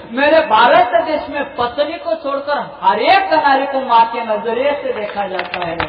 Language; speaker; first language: Hindi; non-native, local second language; Marathi